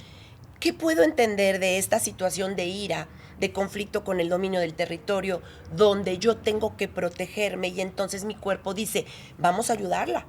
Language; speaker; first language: Spanish; native; Spanish